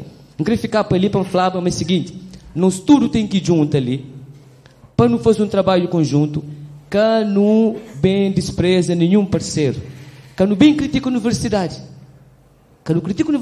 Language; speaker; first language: Portuguese; non-native, local second language; Kabuverdianu